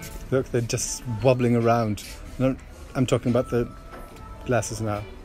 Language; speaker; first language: English; non-native, fluent; Swedish